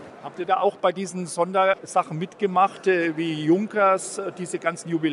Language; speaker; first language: German; native; German